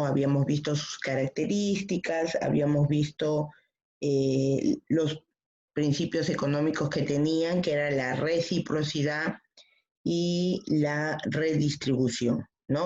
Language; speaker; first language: Spanish; native; Spanish